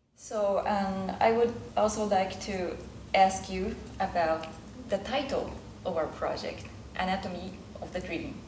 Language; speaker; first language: English; non-native, fluent; Japanese